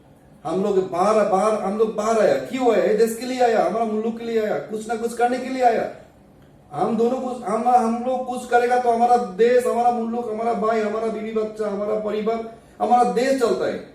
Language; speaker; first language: Hindi; non-native, learner; Bangla